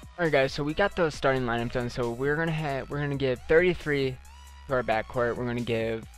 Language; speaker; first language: English; native; English